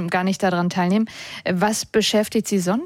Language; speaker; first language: German; native; German